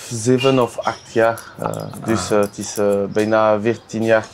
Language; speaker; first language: Dutch; non-native, local second language; French